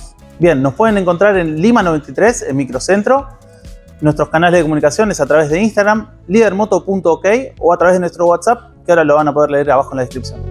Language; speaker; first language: Spanish; native; Spanish